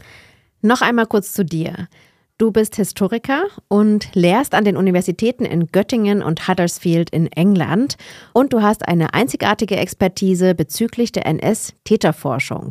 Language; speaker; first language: German; native; German